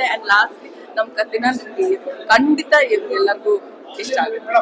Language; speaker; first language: Kannada; non-native, fluent; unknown